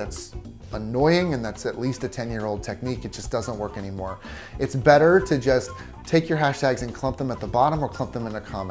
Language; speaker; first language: English; native; English